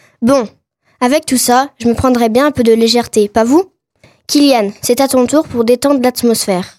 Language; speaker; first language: French; native; French